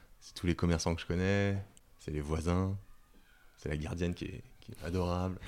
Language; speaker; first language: French; native; French